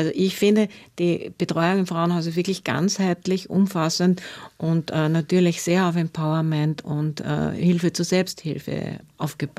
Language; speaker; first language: German; native; German